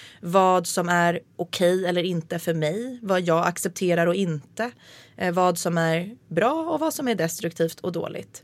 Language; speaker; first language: Swedish; native; Swedish